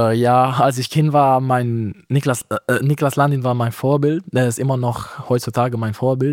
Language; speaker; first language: German; non-native, fluent; Romanian